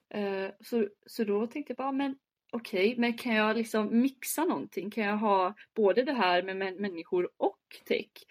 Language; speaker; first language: Swedish; early bilingual, other home language; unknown